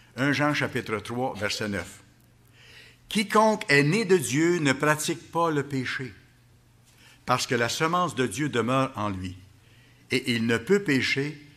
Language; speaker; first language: French; native; French